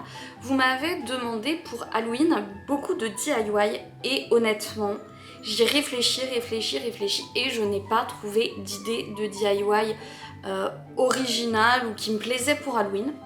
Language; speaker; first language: French; native; French